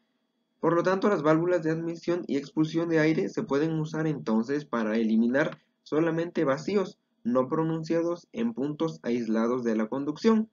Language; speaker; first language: Spanish; native; Spanish